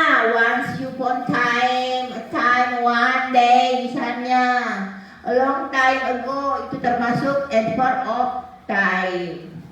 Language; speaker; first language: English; non-native, learner; Indonesian